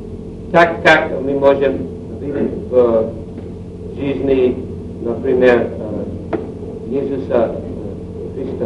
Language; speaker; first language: Russian; non-native, learner; English